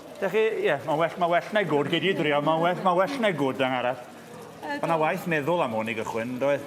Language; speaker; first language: Welsh; native; Welsh